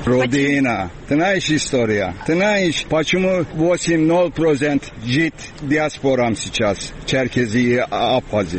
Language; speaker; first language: Russian; non-native, learner; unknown